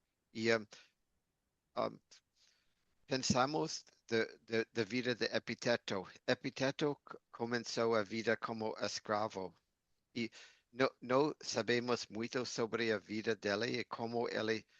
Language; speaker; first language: Portuguese; non-native, learner; English